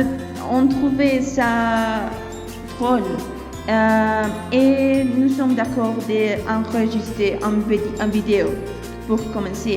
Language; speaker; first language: French; non-native, learner; Spanish